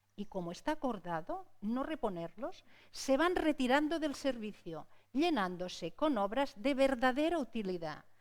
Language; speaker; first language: Spanish; non-native, local second language; Catalan